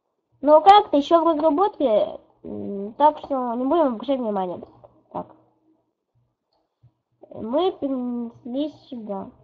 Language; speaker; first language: Russian; native; Russian